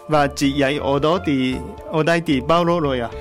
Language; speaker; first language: Vietnamese; non-native, learner; Japanese